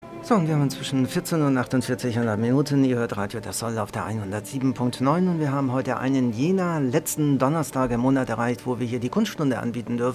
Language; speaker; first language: German; native; German